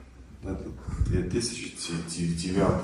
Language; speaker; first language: Russian; non-native, learner; Armenian